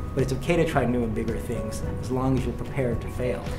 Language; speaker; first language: English; native; English